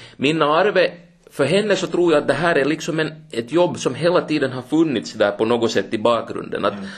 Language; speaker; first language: Swedish; native; Swedish